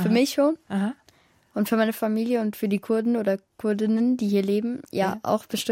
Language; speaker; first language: German; early bilingual, other home language; Kurdish